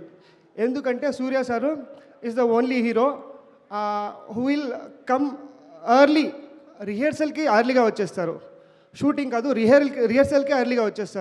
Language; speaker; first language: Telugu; non-native, local second language; Kannada